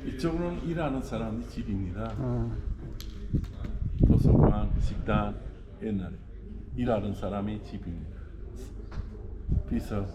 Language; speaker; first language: Korean; non-native, learner; Uzbek